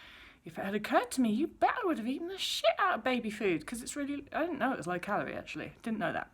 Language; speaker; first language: English; native; English